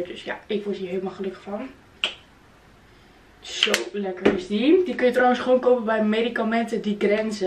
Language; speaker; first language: Dutch; native; Dutch